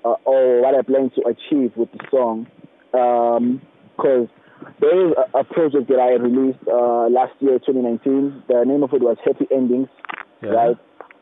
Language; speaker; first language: English; non-native, local second language; Zulu